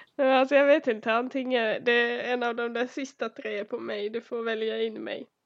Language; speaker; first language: Swedish; early bilingual, other home language; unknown